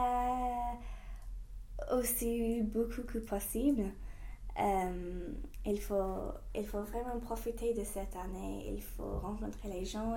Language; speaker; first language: French; non-native, fluent; English